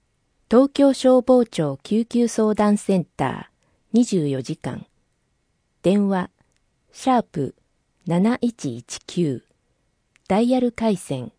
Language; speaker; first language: Japanese; native; Japanese